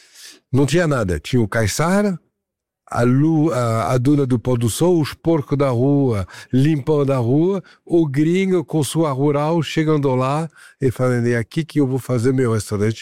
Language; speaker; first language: Portuguese; non-native, fluent; French